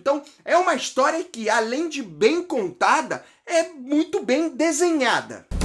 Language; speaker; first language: Portuguese; native; Portuguese